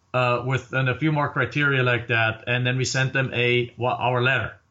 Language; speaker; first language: English; non-native, fluent; German